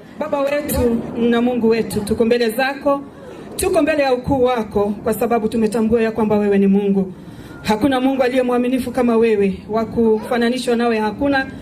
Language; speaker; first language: Swahili; non-native, local second language; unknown